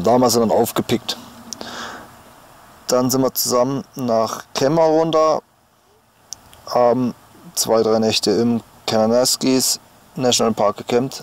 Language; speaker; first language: German; native; German